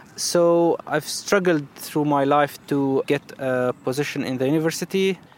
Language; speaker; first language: English; non-native, fluent; Arabic